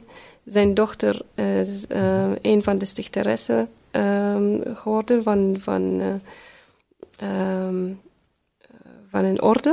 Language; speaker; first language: Dutch; early bilingual, other home language; Arabic